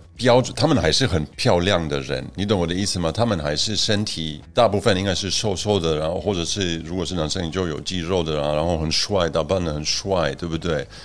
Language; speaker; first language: Chinese; non-native, fluent; German